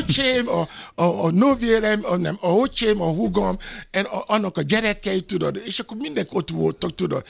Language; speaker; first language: Hungarian; non-native, fluent; Yoruba